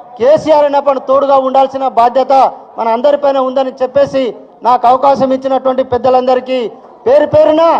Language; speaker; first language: Telugu; non-native, local second language; Lambadi